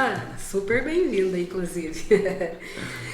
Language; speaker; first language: Portuguese; native; Portuguese